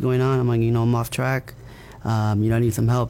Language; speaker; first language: English; native; English